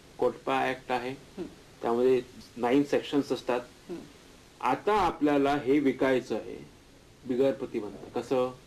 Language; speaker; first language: Marathi; non-native, local second language; Hindi